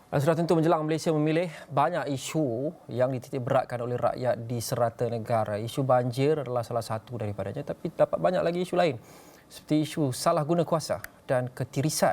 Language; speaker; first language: Malay; native; Malay